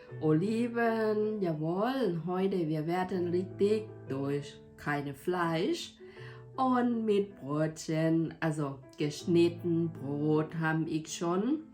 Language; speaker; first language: German; non-native, learner; Thai